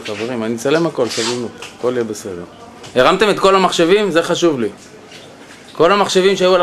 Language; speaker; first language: Hebrew; native; Hebrew